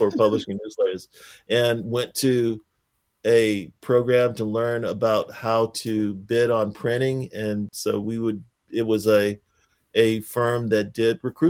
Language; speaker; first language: English; native; English